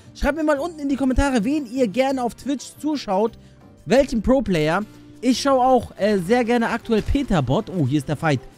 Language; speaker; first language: German; early bilingual, other home language; Albanian